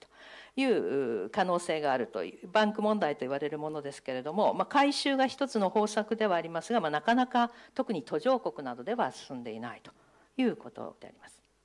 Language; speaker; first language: Japanese; native; Japanese